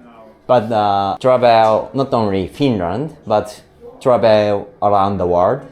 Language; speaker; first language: English; non-native, learner; Japanese